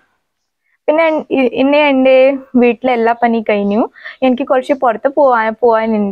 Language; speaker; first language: Malayalam; non-native, learner; Hindi